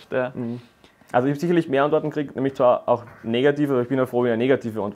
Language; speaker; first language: German; native; German